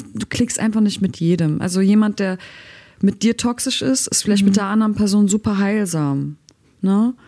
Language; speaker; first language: German; early bilingual, other home language; Turkish